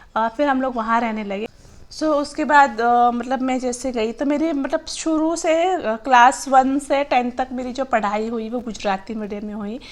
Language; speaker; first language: Hindi; non-native, local second language; Gujarati